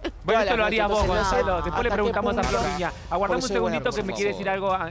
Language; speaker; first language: Spanish; native; Spanish